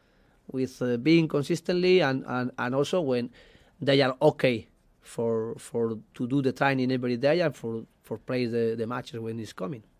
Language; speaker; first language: English; non-native, learner; Spanish